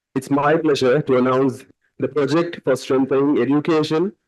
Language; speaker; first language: English; non-native, local second language; Sinhala